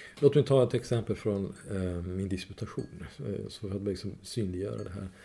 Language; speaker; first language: Swedish; non-native, fluent; Persian